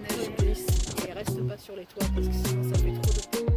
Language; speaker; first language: French; native; French